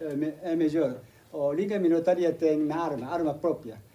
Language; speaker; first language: Galician; non-native, fluent; Japanese